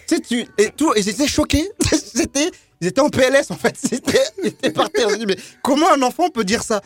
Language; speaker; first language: French; early bilingual, other home language; Lingala